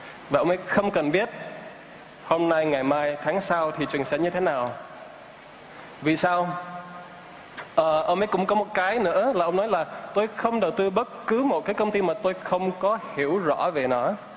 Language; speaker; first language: Vietnamese; non-native, fluent; English